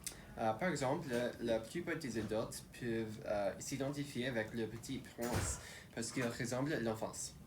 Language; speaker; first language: French; non-native, local second language; English